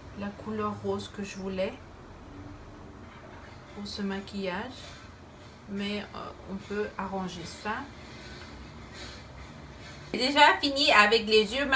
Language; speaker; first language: French; non-native, fluent; Spanish